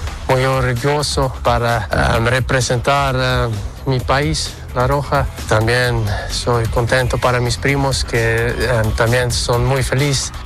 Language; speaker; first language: Spanish; early bilingual, heritage; Spanish